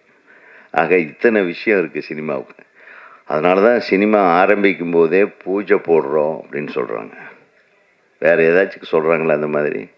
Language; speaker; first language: Tamil; native; Tamil